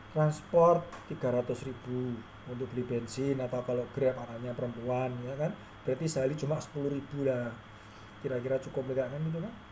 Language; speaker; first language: Indonesian; native; Indonesian